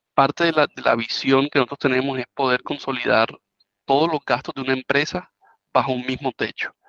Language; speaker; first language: Spanish; native; Spanish